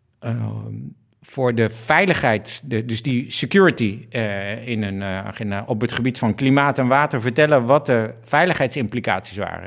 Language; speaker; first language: Dutch; native; Dutch